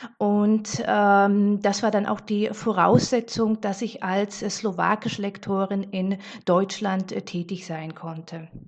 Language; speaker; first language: German; non-native, fluent; Slovak